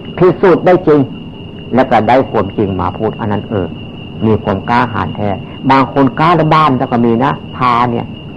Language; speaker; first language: Thai; native; Thai